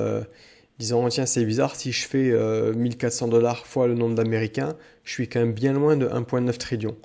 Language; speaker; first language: French; native; French